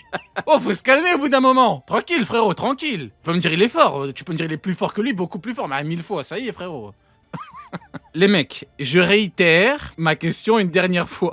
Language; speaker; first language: French; native; French